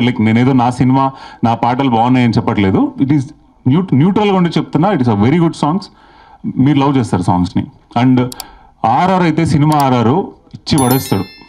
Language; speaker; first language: Telugu; native; Telugu